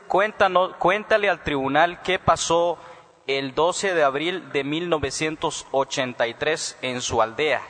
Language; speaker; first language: Spanish; native; Spanish